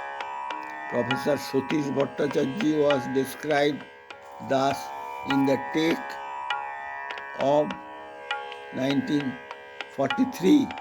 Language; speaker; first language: English; non-native, local second language; Bangla